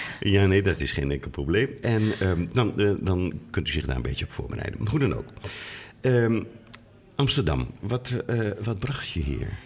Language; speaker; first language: Dutch; native; Dutch